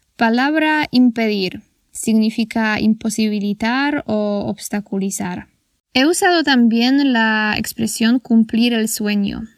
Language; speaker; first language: Spanish; non-native, fluent; Polish